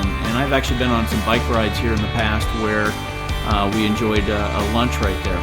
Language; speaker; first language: English; native; English